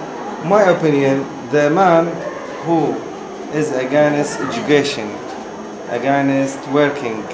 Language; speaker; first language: English; non-native, learner; Arabic